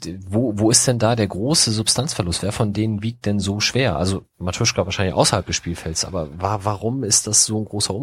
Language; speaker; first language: German; native; German